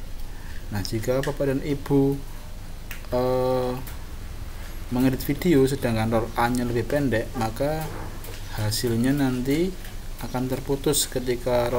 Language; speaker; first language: Indonesian; native; Indonesian